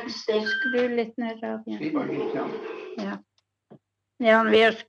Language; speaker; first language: Norwegian; native; Norwegian